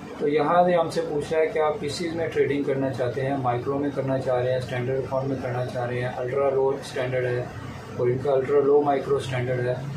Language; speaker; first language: Urdu; non-native, local second language; Punjabi